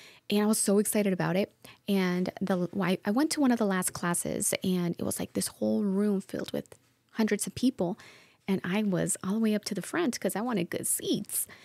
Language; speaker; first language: English; early bilingual, other home language; Spanish